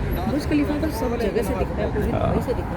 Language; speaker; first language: Hindi; native; Hindi